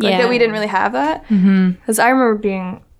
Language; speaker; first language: English; native; English